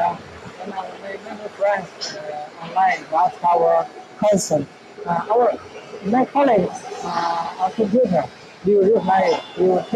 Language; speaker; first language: English; non-native, learner; Chinese